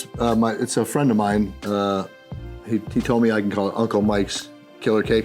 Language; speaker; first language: English; native; English